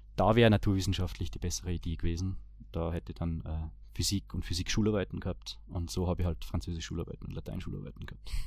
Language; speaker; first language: German; early bilingual, other home language; Bosnian